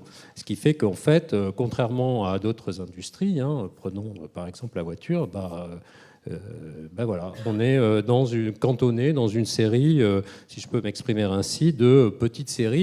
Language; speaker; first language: French; native; French